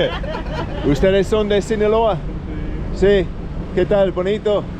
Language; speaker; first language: Spanish; non-native, learner; English